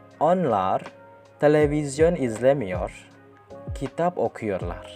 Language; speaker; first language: Turkish; non-native, fluent; Indonesian